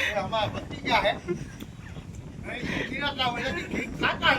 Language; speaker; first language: Hindi; non-native, local second language; Gujarati